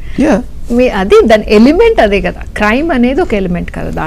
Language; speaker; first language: Telugu; native; Telugu